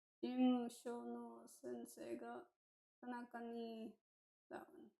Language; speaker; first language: Japanese; non-native, learner; English